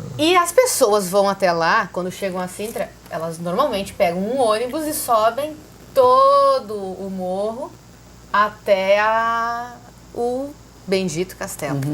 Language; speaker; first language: Portuguese; native; Portuguese